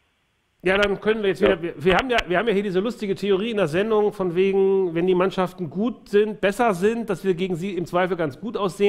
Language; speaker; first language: German; native; German